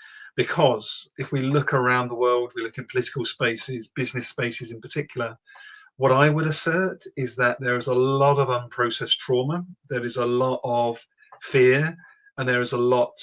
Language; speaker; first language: English; native; English